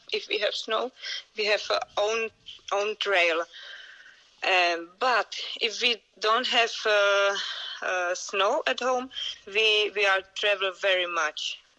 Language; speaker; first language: English; non-native, learner; Czech